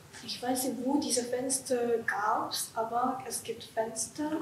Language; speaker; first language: German; non-native, learner; Japanese